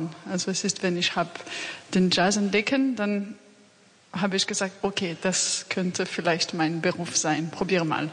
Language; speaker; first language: German; non-native, learner; French